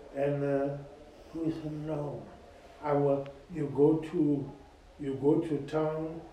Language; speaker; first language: English; non-native, local second language; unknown